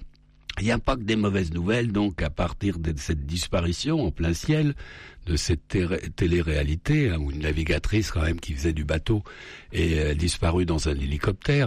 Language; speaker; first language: French; native; French